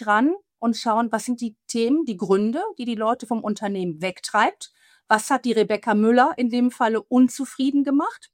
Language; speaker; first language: German; native; German